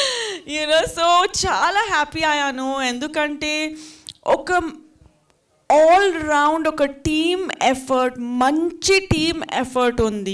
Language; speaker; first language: Telugu; non-native, fluent; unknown